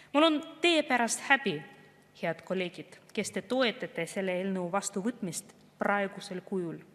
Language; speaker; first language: Estonian; non-native, local second language; Russian